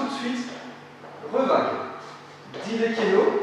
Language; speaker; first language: French; native; French